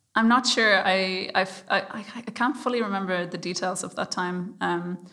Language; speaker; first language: English; native; English